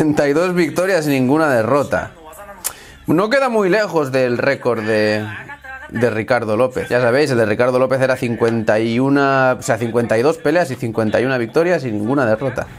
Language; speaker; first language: Spanish; native; Spanish